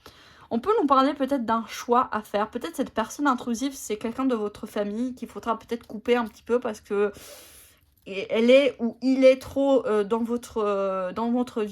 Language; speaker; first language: French; native; French